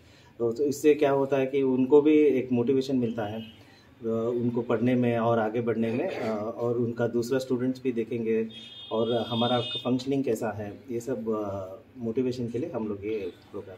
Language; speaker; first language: Hindi; non-native, local second language; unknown